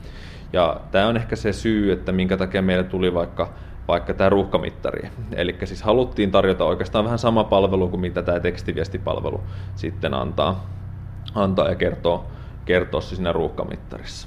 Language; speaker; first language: Finnish; native; Finnish